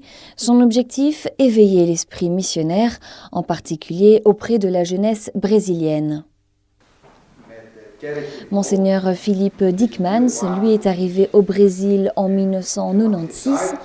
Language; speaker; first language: French; native; French